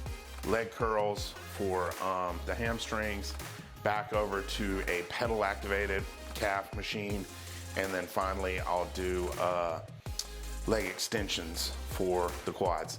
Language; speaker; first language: English; native; English